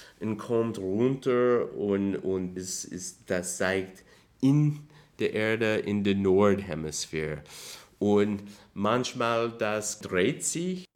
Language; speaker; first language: German; non-native, learner; English